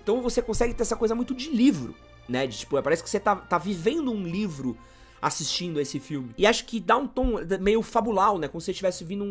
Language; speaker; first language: Portuguese; native; Portuguese